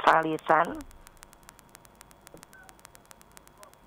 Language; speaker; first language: Arabic; non-native, learner; Indonesian